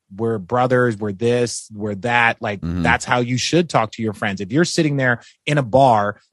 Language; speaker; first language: English; native; English